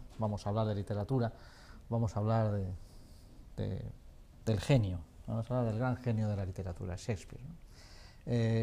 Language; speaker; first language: Spanish; native; Spanish